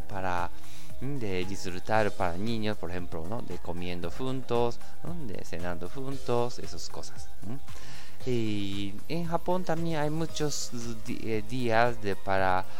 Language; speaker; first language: Spanish; non-native, learner; Japanese